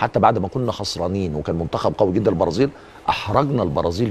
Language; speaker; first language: Arabic; native; Arabic